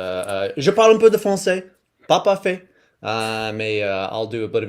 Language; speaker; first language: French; non-native, learner; English